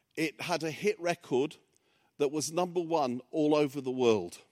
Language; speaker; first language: English; early bilingual, other home language; Greek